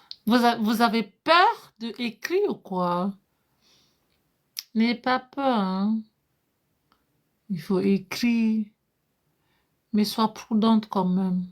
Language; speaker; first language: French; non-native, fluent; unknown